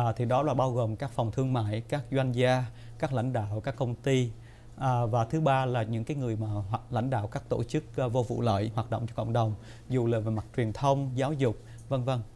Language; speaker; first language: Vietnamese; early bilingual, heritage; Vietnamese